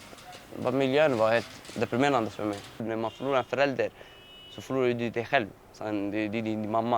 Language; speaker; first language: Swedish; early bilingual, other home language; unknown